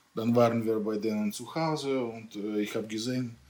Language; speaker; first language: German; non-native, fluent; Russian